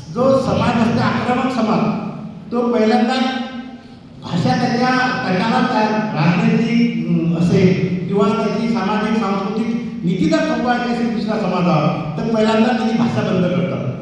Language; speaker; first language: Marathi; non-native, local second language; Bhili